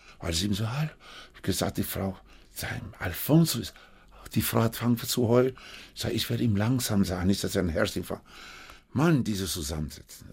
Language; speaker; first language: German; non-native, fluent; Spanish